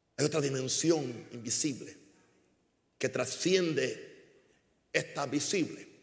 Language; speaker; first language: Spanish; early bilingual, heritage; Spanish